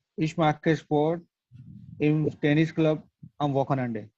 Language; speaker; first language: German; non-native, learner; Gujarati